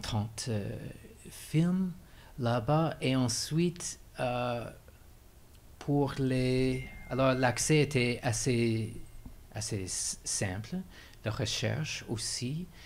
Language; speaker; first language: French; non-native, fluent; English